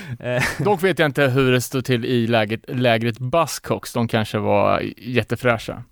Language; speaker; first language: Swedish; native; Swedish